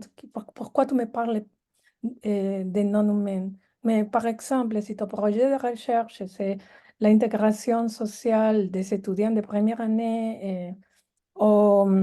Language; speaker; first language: French; non-native, fluent; Spanish